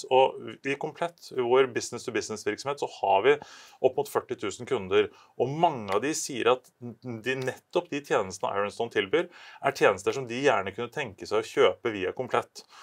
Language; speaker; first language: Norwegian; native; Norwegian